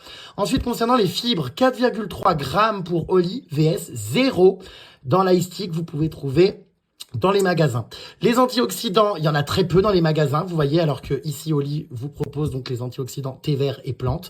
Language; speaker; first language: French; native; French